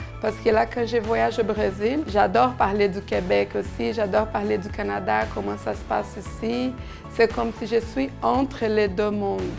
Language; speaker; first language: French; non-native, fluent; Portuguese